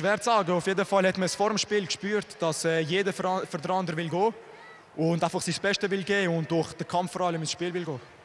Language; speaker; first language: German; native; German